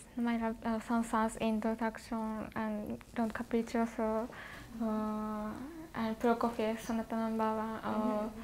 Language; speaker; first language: English; non-native, learner; Japanese